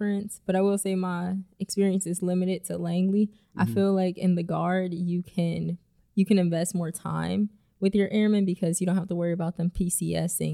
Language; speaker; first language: English; native; English